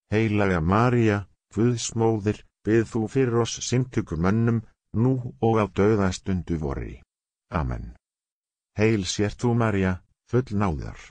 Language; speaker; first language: Icelandic; non-native, learner; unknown